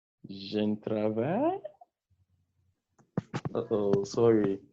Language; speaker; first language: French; non-native, learner; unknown